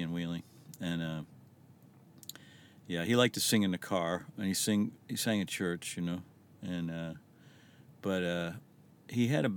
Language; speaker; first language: English; native; English